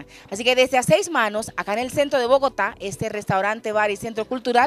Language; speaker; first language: Spanish; native; Spanish